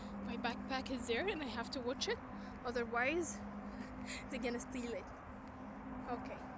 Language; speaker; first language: English; non-native, fluent; Arabic